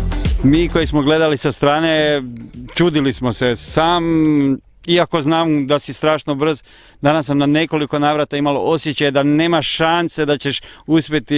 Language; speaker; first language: Croatian; native; Croatian